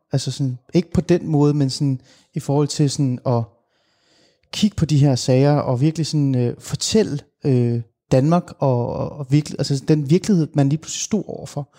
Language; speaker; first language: Danish; early bilingual, other home language; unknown